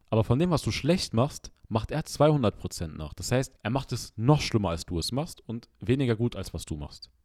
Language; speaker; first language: German; early bilingual, other home language; Arabic